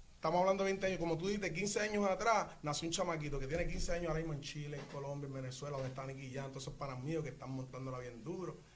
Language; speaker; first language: Spanish; early bilingual, other home language; English